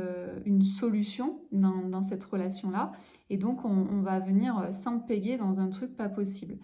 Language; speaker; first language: French; native; French